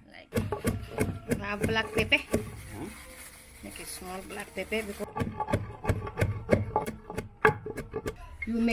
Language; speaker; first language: English; non-native, learner; Wolof